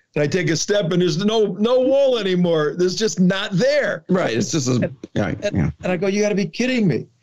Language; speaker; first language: English; native; English